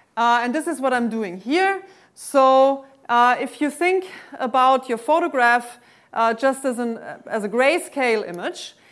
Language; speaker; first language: English; non-native, fluent; German